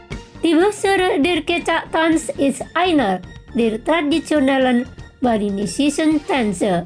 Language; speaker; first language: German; non-native, fluent; Indonesian